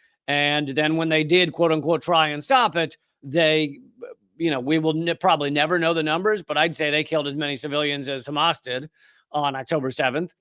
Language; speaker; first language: English; native; English